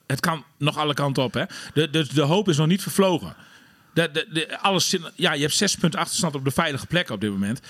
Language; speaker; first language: Dutch; native; Dutch